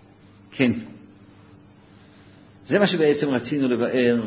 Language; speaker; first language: Hebrew; native; Hebrew